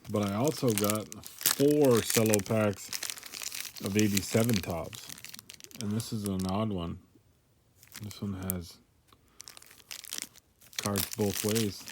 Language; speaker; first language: English; native; English